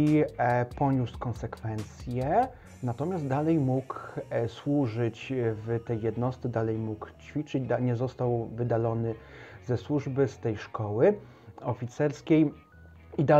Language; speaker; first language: Polish; native; Polish